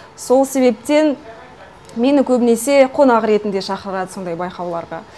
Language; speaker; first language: Kazakh; non-native, local second language; Russian